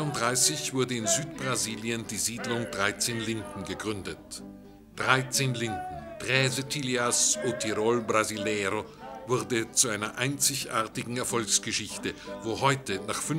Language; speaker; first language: German; native; German